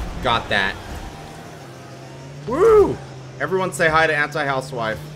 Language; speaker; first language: English; native; English